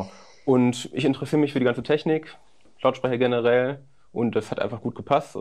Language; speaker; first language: German; native; German